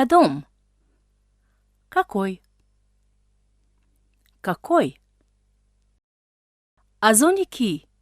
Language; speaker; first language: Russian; non-native, fluent; Tajik